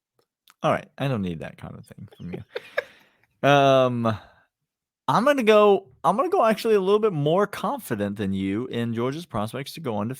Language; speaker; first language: English; native; English